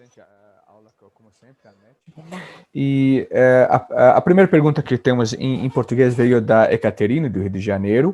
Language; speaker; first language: Portuguese; non-native, fluent; Spanish